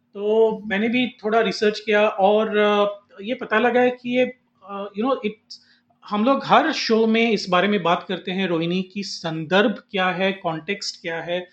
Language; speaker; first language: Hindi; non-native, local second language; Marathi